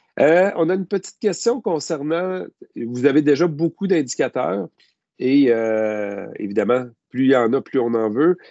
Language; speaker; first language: French; native; French